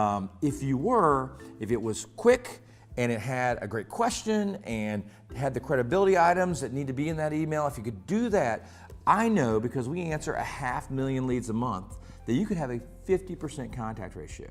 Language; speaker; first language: English; native; English